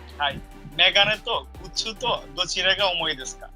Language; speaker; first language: Japanese; non-native, fluent; Bangla